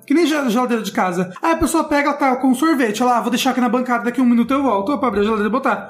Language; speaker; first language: Portuguese; native; Portuguese